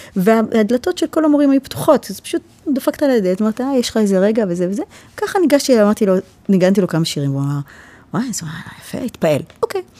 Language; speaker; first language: Hebrew; early bilingual, heritage; Hebrew